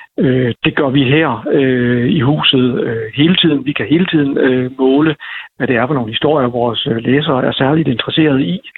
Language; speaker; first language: Danish; native; Danish